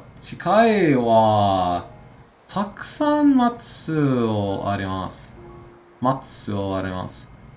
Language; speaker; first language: Japanese; non-native, learner; English